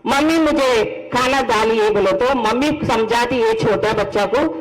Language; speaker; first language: Hindi; non-native, local second language; Telugu